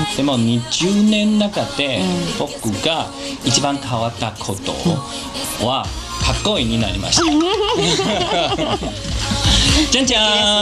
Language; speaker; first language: Japanese; non-native, learner; Chinese